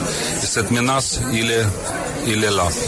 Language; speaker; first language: French; non-native, fluent; Ukrainian